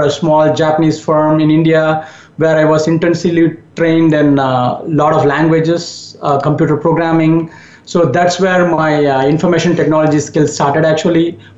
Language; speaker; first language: English; non-native, local second language; Tamil